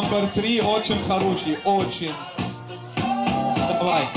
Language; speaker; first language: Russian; non-native, learner; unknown